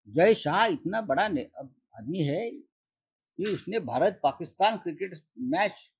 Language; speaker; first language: Hindi; non-native, local second language; Marathi